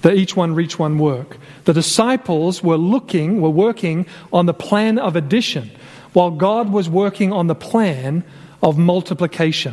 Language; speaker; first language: English; native; English